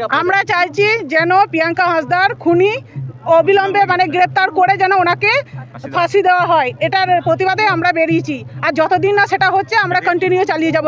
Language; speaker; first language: Bangla; non-native, local second language; Santali